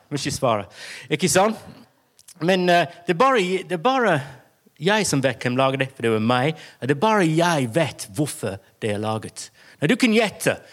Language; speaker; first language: Norwegian; non-native, fluent; English